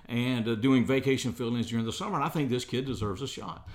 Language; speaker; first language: English; native; English